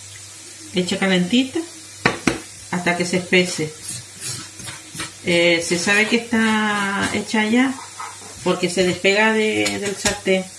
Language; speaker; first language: Spanish; native; Spanish